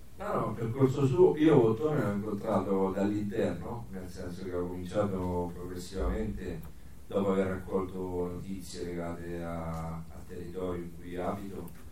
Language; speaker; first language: Italian; native; Italian